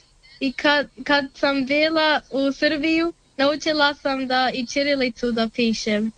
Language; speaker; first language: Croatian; early bilingual, heritage; Serbian